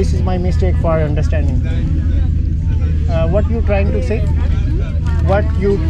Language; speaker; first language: English; non-native, learner; Urdu